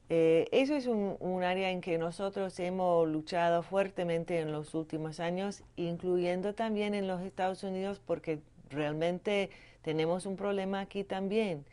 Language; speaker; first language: Spanish; non-native, fluent; English